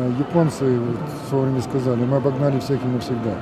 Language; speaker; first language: Russian; native; Russian